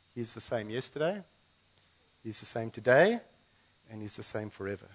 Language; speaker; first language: English; native; English